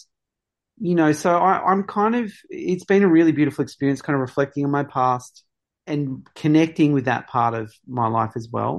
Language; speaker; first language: English; native; English